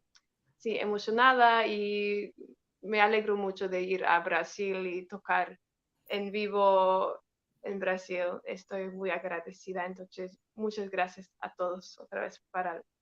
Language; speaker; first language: Spanish; non-native, learner; German